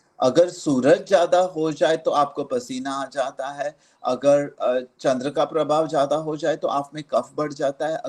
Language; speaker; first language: Hindi; non-native, local second language; Marathi